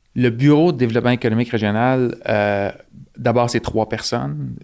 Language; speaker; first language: French; native; French